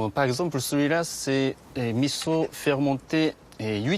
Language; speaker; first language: French; non-native, learner; Japanese